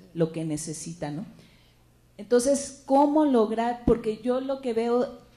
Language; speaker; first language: Spanish; native; Spanish